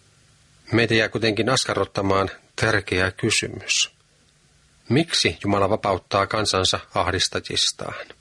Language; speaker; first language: Finnish; native; Finnish